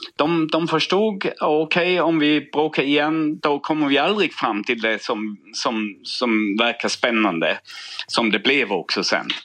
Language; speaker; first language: Swedish; non-native, fluent; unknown